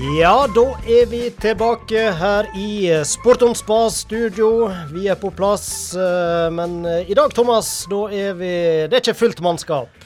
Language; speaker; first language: Norwegian; native; Norwegian